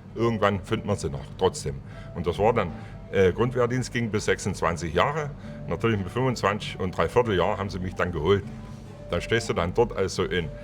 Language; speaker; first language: German; non-native, local second language; Upper Sorbian